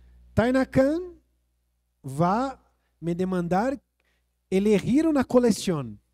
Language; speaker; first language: Spanish; non-native, fluent; Portuguese